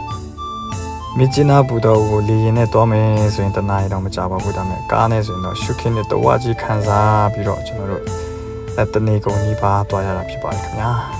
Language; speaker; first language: Burmese; non-native, local second language; Kachin